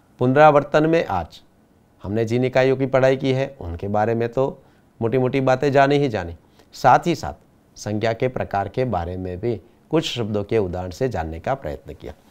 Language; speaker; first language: Hindi; non-native, local second language; Gujarati